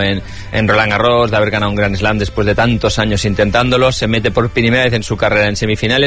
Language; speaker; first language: Spanish; native; Spanish